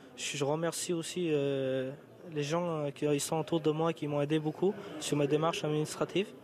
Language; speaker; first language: French; non-native, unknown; Albanian